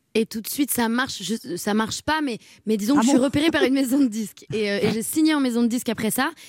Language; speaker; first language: French; native; French